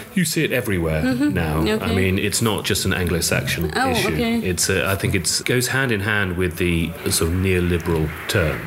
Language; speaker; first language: English; native; English